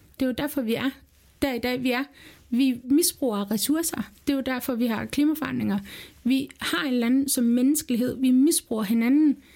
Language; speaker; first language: Danish; early bilingual, other home language; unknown